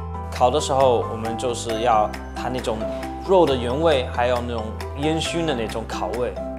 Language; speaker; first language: Chinese; non-native, fluent; English